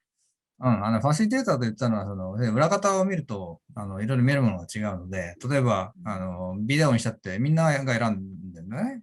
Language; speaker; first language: Japanese; native; Japanese